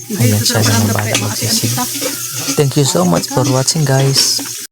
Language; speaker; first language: Filipino; non-native, local second language; Bikol